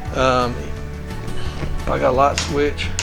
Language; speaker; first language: English; native; English